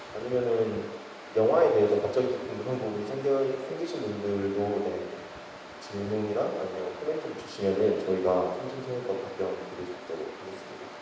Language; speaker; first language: Korean; native; Korean